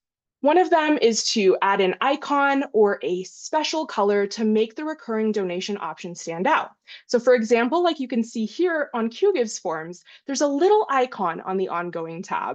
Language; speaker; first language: English; native; English